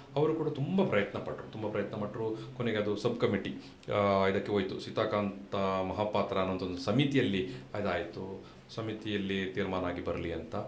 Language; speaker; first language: Kannada; non-native, local second language; Tulu